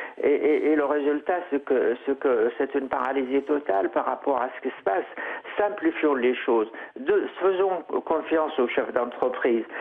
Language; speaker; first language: French; non-native, fluent; Arabic